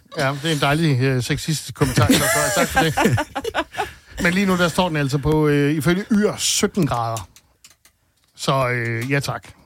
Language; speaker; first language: Danish; native; Danish